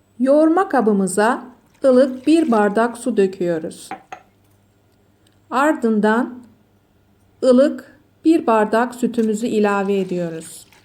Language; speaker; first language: Turkish; native; Turkish